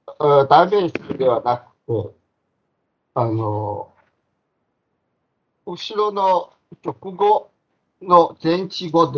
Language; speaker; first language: Japanese; non-native, fluent; Chinese